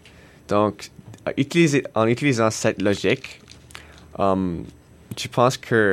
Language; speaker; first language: French; non-native, learner; English